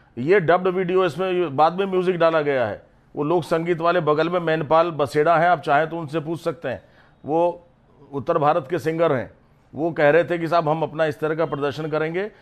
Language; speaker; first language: Hindi; native; Hindi